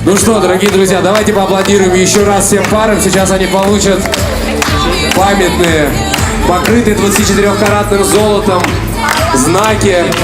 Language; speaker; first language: Russian; native; Russian